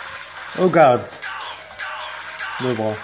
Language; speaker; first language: French; non-native, fluent; Arabic